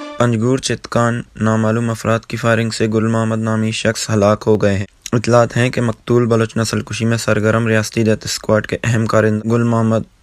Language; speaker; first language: Urdu; non-native, local second language; Baluchi